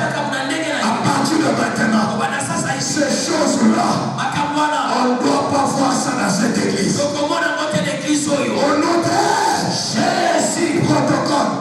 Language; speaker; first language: French; non-native, local second language; Lingala